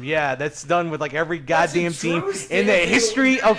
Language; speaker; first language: English; native; English